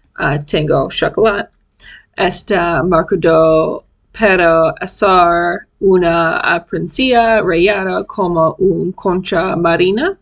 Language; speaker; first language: Spanish; non-native, learner; English